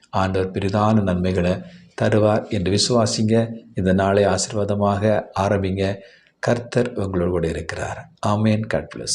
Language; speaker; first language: Tamil; native; Tamil